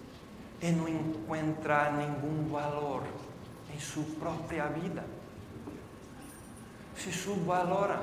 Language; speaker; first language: Spanish; non-native, fluent; Portuguese